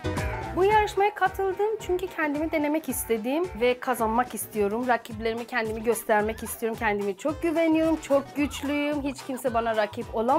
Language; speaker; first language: Turkish; non-native, fluent; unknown